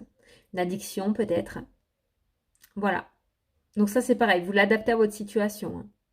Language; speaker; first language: French; native; French